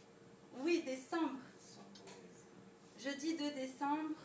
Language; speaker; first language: French; non-native, fluent; Dutch